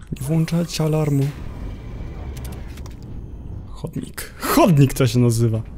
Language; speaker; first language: Polish; native; Polish